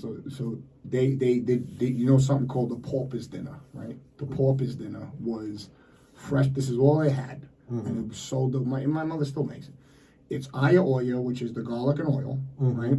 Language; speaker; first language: English; native; English